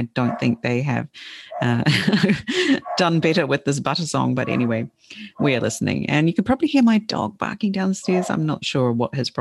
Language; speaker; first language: English; native; English